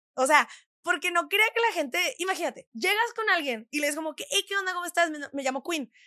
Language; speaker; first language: Spanish; native; Spanish